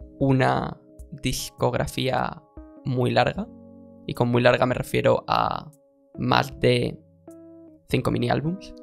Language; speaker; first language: Spanish; native; Spanish